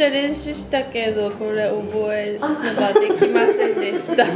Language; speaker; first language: Japanese; non-native, learner; Korean